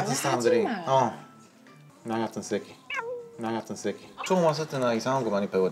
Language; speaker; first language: Korean; non-native, learner; Bulgarian